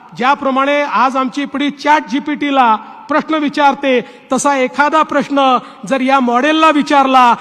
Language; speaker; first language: Marathi; native; Marathi